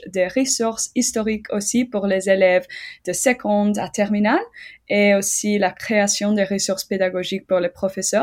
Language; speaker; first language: French; non-native, learner; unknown